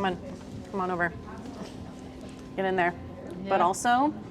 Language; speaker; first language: English; native; English